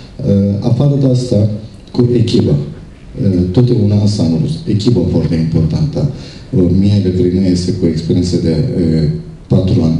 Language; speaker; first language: Romanian; non-native, learner; Turkish